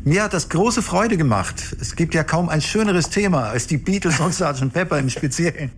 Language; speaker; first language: German; native; German